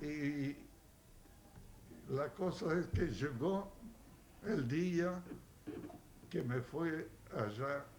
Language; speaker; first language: Spanish; non-native, fluent; Yiddish